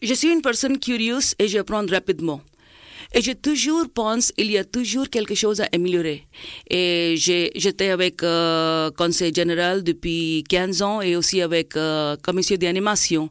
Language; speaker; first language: French; non-native, fluent; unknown